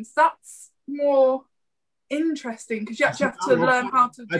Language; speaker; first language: English; native; English